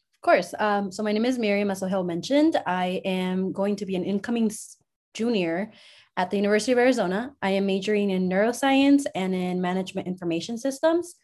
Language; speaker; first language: English; early bilingual, other home language; Spanish